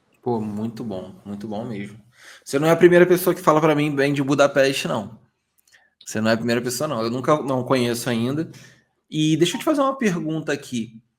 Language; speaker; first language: Portuguese; native; Portuguese